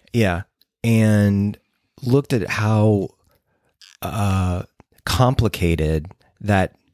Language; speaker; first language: English; native; English